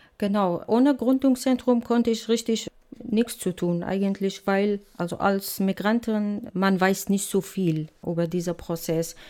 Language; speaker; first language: German; non-native, fluent; Arabic